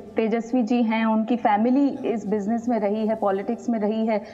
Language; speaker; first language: Hindi; native; Hindi